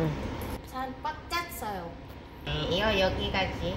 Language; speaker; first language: Korean; non-native, learner; Vietnamese